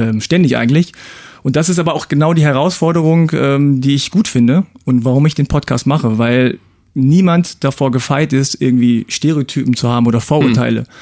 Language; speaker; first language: German; early bilingual, other home language; Korean